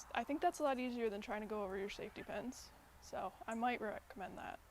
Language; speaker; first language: English; native; English